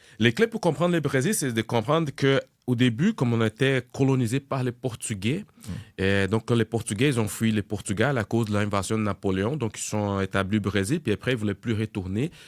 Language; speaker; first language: French; non-native, fluent; Portuguese